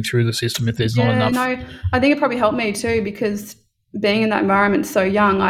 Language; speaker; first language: English; native; English